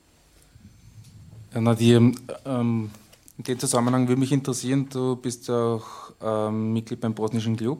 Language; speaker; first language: German; native; German